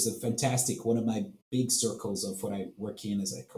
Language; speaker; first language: English; native; English